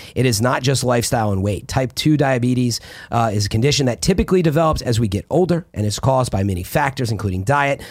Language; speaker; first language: English; early bilingual, other home language; Italian